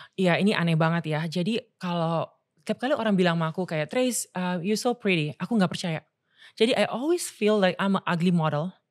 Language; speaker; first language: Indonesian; native; Indonesian